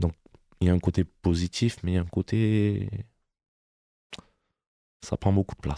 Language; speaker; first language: French; native; French